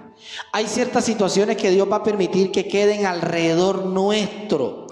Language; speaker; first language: Spanish; native; Spanish